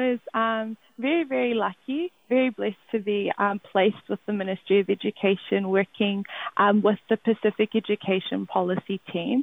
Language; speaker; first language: English; native; English